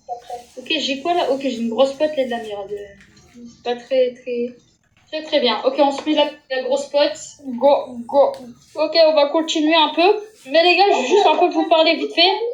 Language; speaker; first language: French; native; French